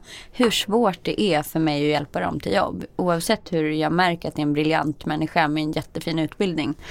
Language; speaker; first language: Swedish; native; Swedish